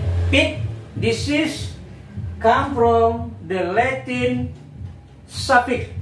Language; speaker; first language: English; non-native, fluent; Indonesian